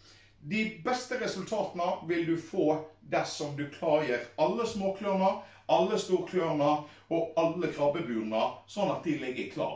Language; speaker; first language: Norwegian; native; Norwegian